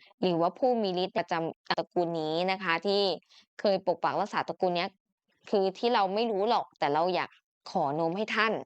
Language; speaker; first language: Thai; native; Thai